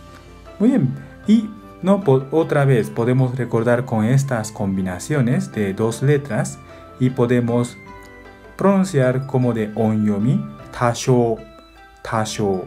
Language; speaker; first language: Spanish; non-native, fluent; Japanese